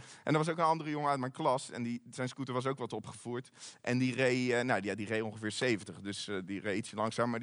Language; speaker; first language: Dutch; native; Dutch